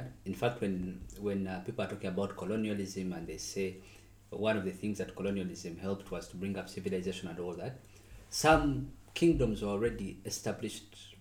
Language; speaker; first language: English; non-native, local second language; Nyankole